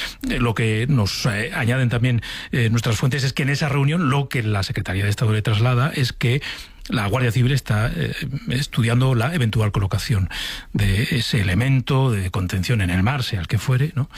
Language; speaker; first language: Spanish; native; Spanish